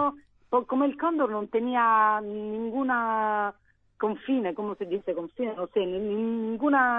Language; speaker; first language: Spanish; non-native, learner; Italian